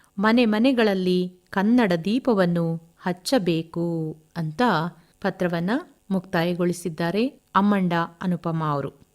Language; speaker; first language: Kannada; native; Kannada